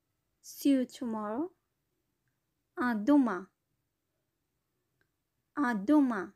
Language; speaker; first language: French; non-native, learner; Bangla